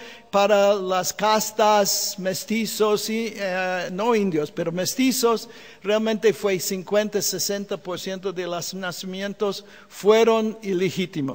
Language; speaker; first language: Spanish; non-native, fluent; English